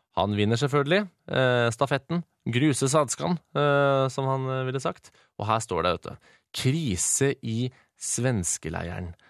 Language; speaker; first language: Norwegian; native; Norwegian